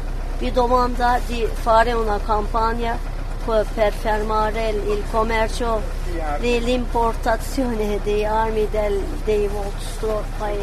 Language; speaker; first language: Italian; non-native, learner; Kurdish